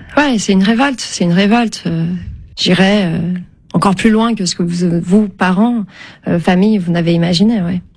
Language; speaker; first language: French; early bilingual, other home language; Turkish